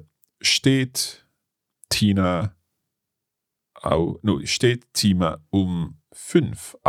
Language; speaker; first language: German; non-native, learner; English